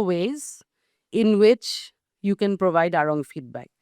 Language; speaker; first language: English; non-native, local second language; Bangla